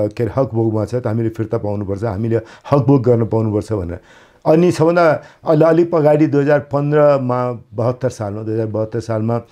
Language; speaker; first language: Nepali; native; Nepali